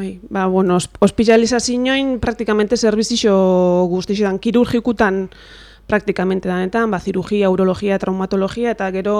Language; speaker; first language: Basque; native; Basque